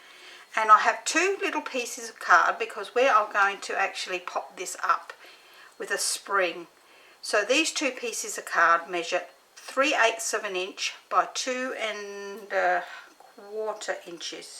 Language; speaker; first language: English; native; English